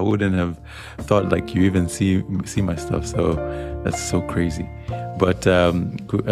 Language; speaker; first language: English; non-native, local second language; Swahili